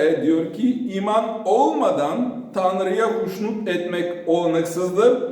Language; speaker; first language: Turkish; non-native, fluent; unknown